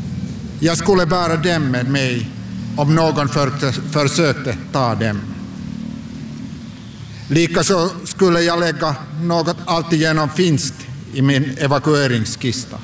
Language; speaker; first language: Swedish; non-native, local second language; Finnish